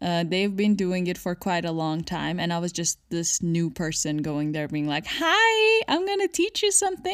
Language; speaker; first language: English; non-native, fluent; Persian